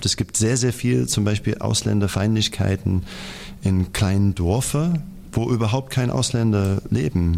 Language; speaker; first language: German; non-native, fluent; English